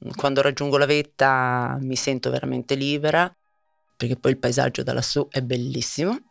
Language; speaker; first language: Italian; native; Italian